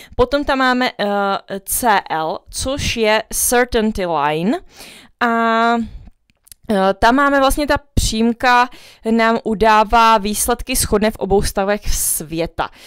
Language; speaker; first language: Czech; early bilingual, other home language; Vietnamese